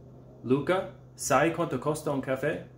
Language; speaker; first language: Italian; non-native, fluent; English